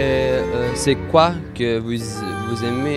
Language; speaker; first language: French; non-native, learner; Bosnian